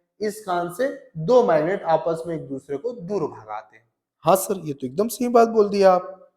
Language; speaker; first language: Hindi; native; Hindi